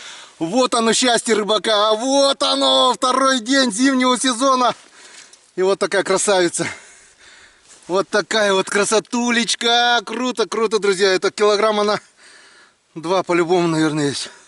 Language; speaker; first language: Russian; native; Russian